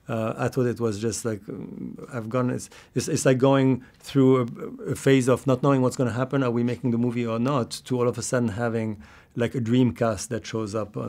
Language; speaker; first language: English; non-native, fluent; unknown